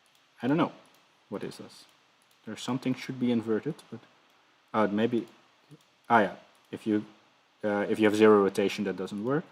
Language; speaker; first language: English; non-native, fluent; Dutch